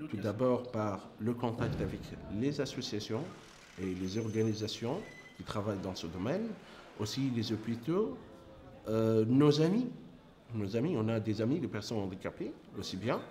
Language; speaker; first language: French; non-native, local second language; Arabic